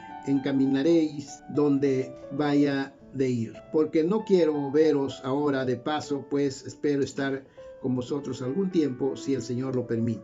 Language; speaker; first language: Spanish; native; Spanish